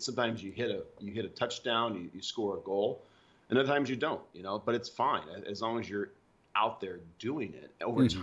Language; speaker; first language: English; native; English